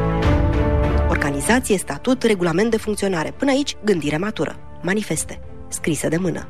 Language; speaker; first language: Romanian; native; Romanian